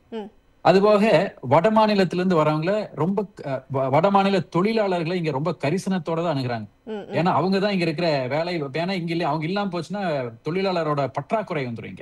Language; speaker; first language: Tamil; native; Tamil